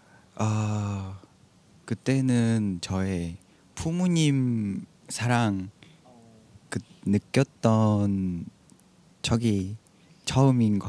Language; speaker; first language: Korean; non-native, learner; Vietnamese